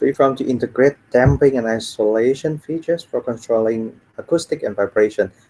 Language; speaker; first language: English; non-native, fluent; Vietnamese